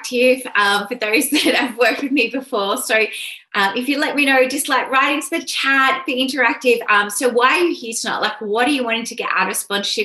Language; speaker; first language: English; native; English